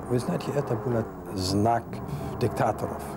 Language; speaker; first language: Russian; non-native, fluent; German